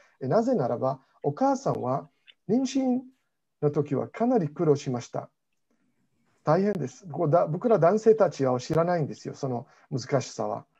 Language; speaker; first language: Japanese; non-native, fluent; Arabic